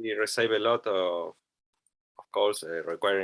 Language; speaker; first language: English; non-native, learner; Spanish